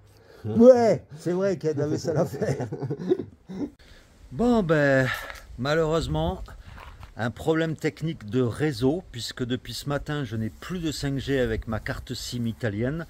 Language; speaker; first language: French; native; French